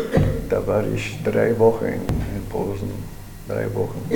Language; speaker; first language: German; non-native, learner; Polish